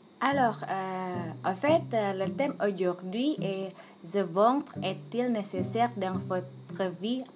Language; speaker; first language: French; non-native, learner; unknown